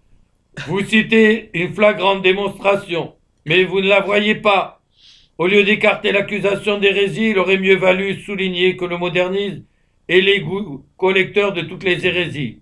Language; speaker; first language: French; native; French